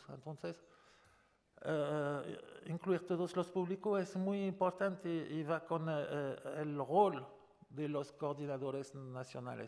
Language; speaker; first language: Spanish; non-native, fluent; French